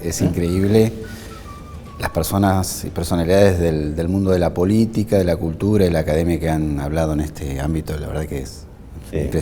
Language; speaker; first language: Spanish; native; Spanish